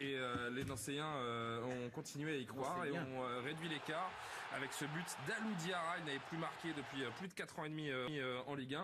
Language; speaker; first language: French; native; French